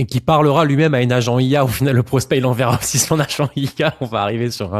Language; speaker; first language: French; native; French